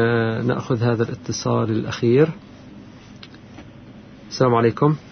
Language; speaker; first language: Arabic; native; Arabic